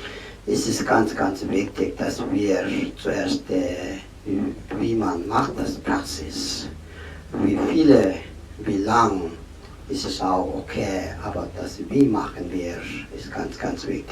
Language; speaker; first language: German; non-native, learner; Tibetan